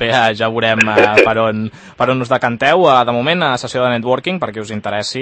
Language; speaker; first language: Catalan; native; Catalan